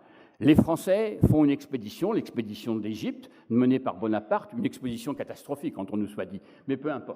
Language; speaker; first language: French; native; French